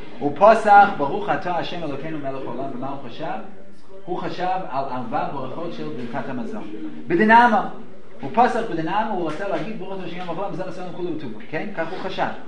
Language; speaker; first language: Hebrew; non-native, fluent; English